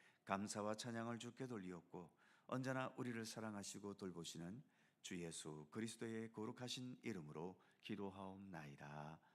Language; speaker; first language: Korean; native; Korean